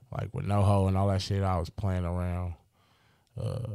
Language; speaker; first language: English; native; English